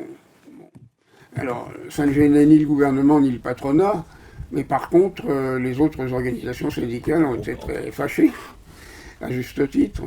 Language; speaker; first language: French; native; French